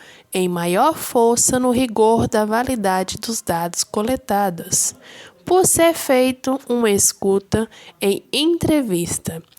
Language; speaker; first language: Portuguese; native; Portuguese